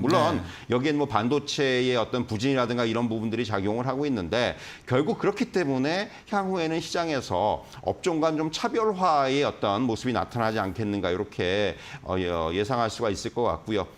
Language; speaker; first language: Korean; native; Korean